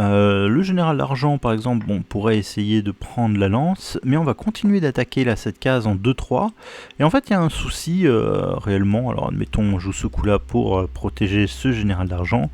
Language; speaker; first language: French; native; French